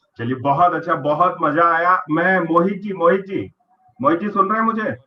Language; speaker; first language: Hindi; native; Hindi